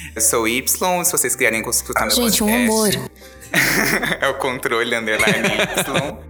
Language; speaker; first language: Portuguese; native; Portuguese